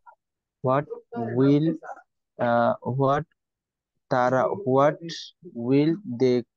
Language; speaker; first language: English; non-native, learner; Bangla